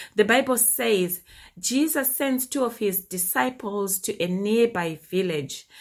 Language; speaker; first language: English; non-native, local second language; Shona